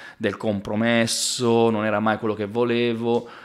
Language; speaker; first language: Italian; native; Italian